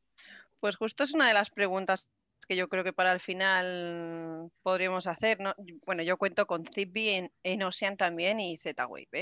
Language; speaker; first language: Spanish; native; Spanish